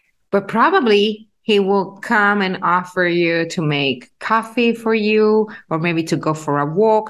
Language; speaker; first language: English; non-native, fluent; Italian